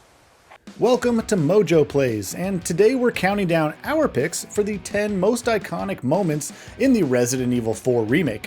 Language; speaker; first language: English; native; English